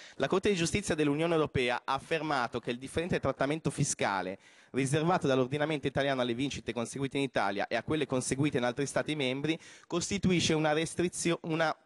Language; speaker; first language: Italian; native; Italian